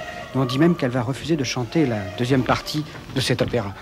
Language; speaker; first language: French; native; French